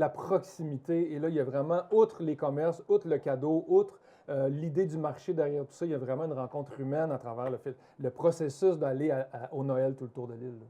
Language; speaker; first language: French; native; French